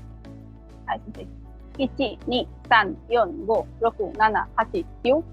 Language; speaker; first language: Japanese; non-native, learner; Bangla